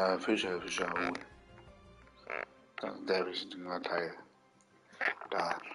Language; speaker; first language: German; non-native, learner; Vietnamese